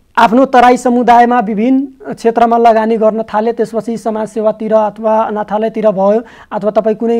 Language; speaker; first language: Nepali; non-native, local second language; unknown